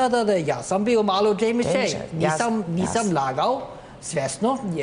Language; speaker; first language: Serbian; non-native, learner; Norwegian